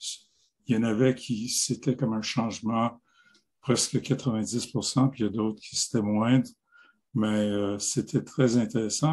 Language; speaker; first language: French; non-native, local second language; English